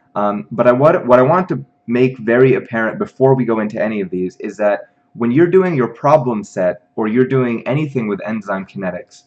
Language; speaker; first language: English; native; English